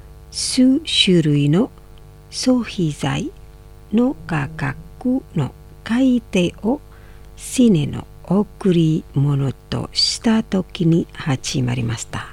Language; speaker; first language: Japanese; non-native, fluent; Indonesian